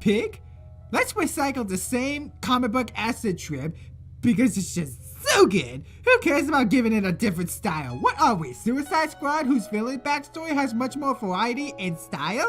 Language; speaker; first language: English; native; English